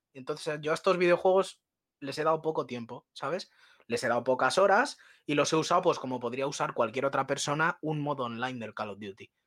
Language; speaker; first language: Spanish; native; Spanish